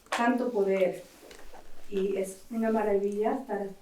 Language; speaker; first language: Spanish; early bilingual, other home language; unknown